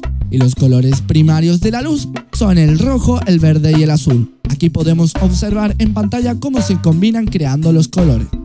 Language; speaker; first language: Spanish; native; Spanish